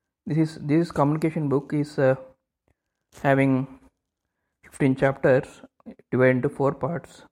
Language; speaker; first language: English; non-native, local second language; Telugu